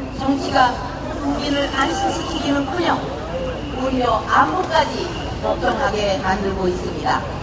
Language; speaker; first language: Korean; native; Korean